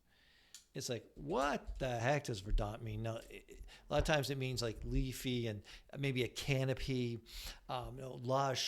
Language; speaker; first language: English; native; English